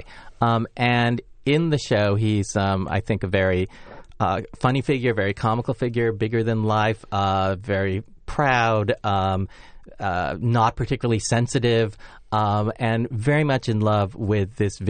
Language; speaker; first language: English; native; English